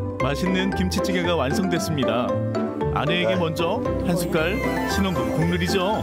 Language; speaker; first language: Korean; native; Korean